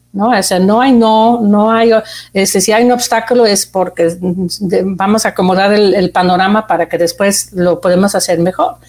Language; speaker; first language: Spanish; non-native, fluent; Dutch